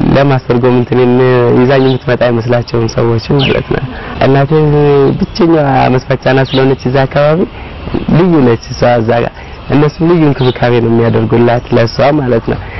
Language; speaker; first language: Amharic; non-native, local second language; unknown